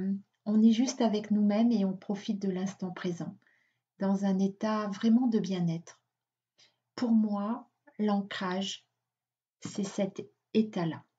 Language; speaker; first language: French; native; French